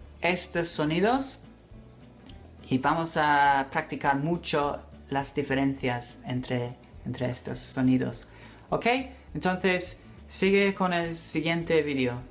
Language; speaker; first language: Spanish; non-native, fluent; English